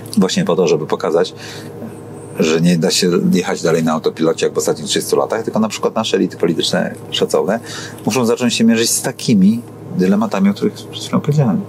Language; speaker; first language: Polish; native; Polish